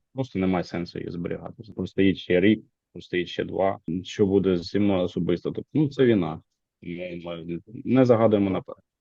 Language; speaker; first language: Ukrainian; native; Ukrainian